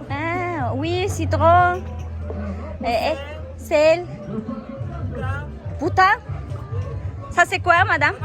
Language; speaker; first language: French; non-native, learner; Kazakh